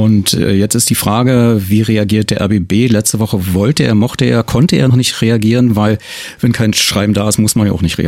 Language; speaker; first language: German; native; German